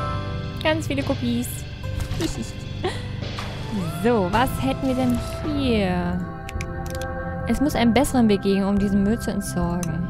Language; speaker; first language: German; native; German